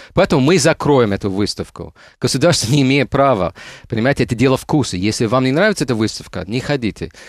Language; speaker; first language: Russian; non-native, fluent; English